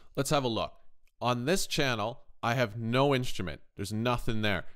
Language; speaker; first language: English; native; English